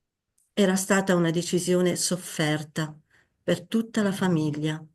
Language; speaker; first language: Italian; native; Italian